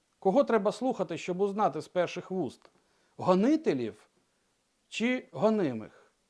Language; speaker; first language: Ukrainian; non-native, local second language; Russian